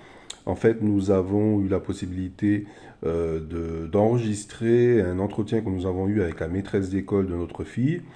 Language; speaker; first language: French; native; French